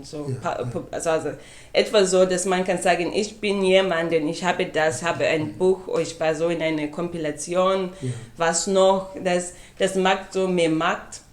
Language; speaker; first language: German; non-native, fluent; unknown